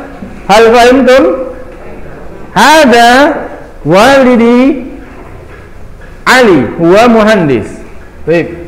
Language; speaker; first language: Arabic; non-native, fluent; Indonesian